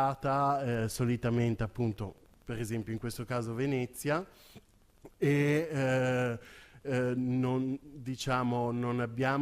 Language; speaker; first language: Italian; native; Italian